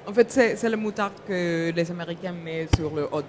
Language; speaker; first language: French; non-native, fluent; Spanish